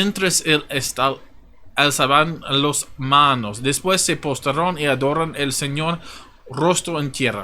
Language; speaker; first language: Spanish; non-native, fluent; English